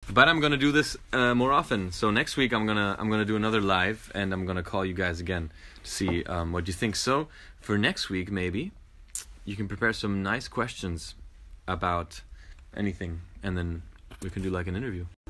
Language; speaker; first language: English; non-native, fluent; Spanish